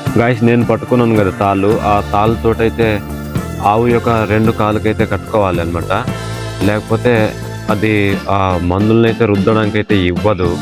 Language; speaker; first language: Telugu; non-native, local second language; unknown